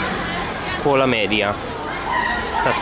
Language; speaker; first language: Italian; non-native, fluent; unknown